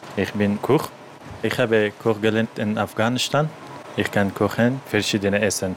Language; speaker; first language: German; non-native, learner; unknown